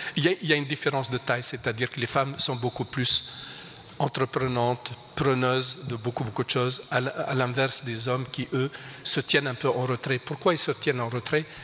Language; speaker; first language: French; non-native, local second language; Arabic